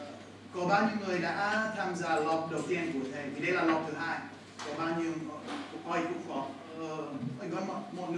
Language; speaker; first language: Vietnamese; non-native, fluent; English